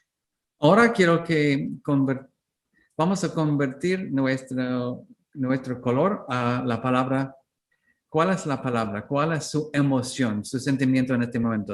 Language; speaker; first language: Spanish; non-native, learner; English